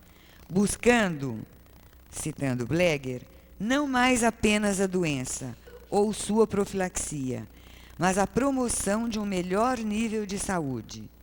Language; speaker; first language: Portuguese; native; Portuguese